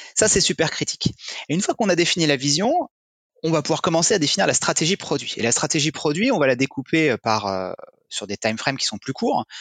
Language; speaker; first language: French; native; French